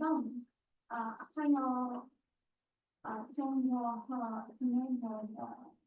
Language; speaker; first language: Chinese; non-native, learner; English